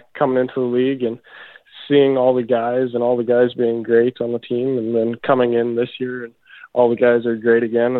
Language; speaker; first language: English; native; English